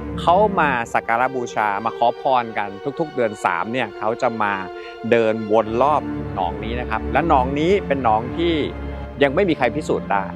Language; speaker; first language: Thai; native; Thai